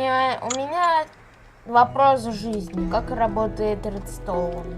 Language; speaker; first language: Russian; native; Russian